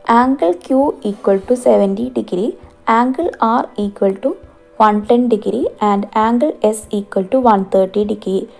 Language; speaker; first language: English; non-native, local second language; Malayalam